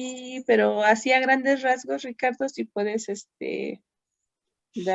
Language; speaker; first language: Spanish; native; Spanish